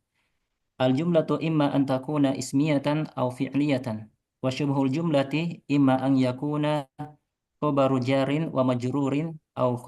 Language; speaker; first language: Arabic; non-native, fluent; Indonesian